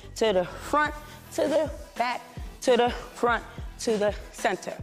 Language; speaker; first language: English; native; English